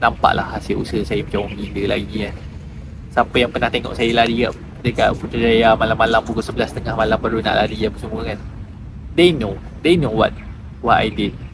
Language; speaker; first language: Malay; native; Malay